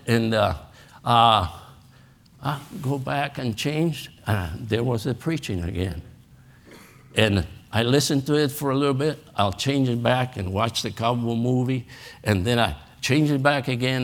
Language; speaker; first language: English; non-native, fluent; Spanish